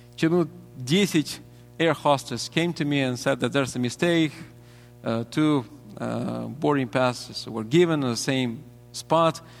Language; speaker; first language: English; non-native, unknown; Russian